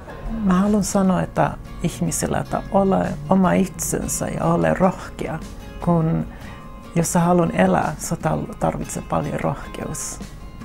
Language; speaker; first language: Finnish; non-native, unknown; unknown